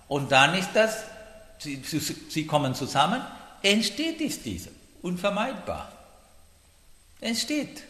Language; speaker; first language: German; non-native, learner; Sinhala